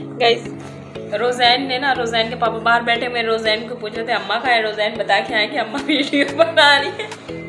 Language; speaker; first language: Hindi; native; Hindi